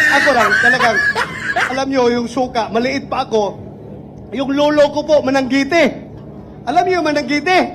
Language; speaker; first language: Filipino; non-native, local second language; Cebuano